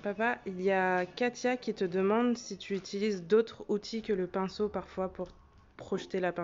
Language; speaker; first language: French; native; French